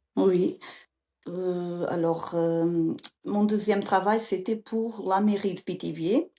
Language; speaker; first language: French; non-native, fluent; Portuguese